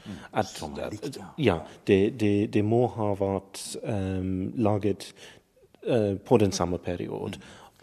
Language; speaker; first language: Norwegian; non-native, learner; English